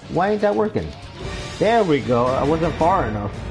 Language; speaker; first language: English; native; English